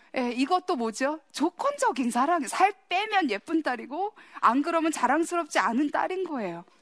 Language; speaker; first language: Korean; early bilingual, heritage; Korean